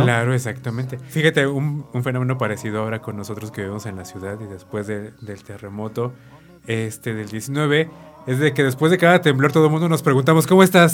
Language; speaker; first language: Spanish; native; Spanish